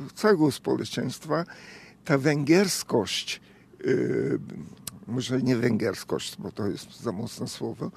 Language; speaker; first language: Polish; non-native, fluent; Hungarian